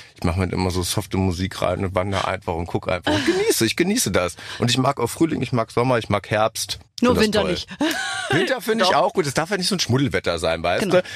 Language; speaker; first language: German; native; German